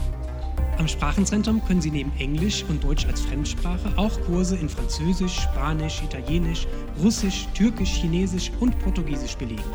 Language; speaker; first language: German; native; German